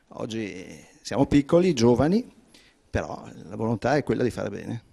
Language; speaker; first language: Italian; native; Italian